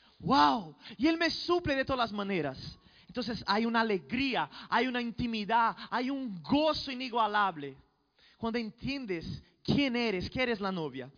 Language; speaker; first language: Spanish; non-native, fluent; Portuguese